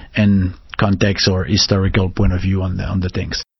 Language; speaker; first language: English; non-native, fluent; French